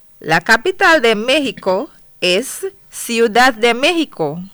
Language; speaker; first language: Spanish; non-native, fluent; English